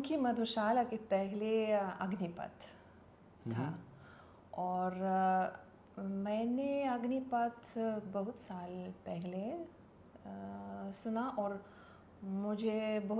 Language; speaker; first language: Hindi; non-native, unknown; Lithuanian